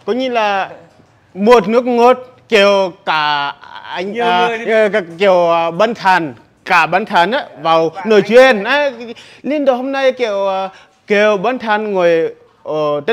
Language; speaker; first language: Vietnamese; non-native, learner; Portuguese